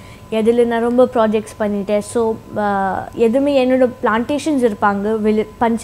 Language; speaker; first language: Tamil; non-native, local second language; Hindi